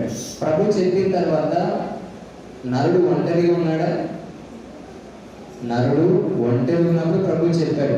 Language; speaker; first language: Telugu; native; Telugu